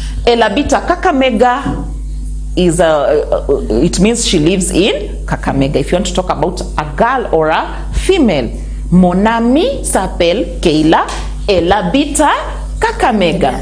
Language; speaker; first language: French; non-native, fluent; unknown